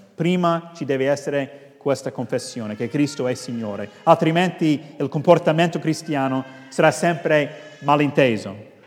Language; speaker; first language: Italian; non-native, fluent; English